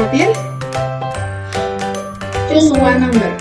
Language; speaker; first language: English; non-native, fluent; Indonesian